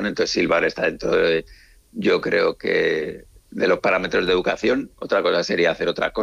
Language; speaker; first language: Spanish; native; Spanish